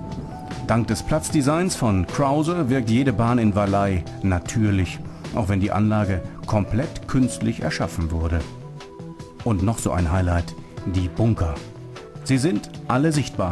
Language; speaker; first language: German; native; German